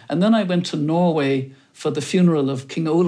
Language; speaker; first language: English; native; English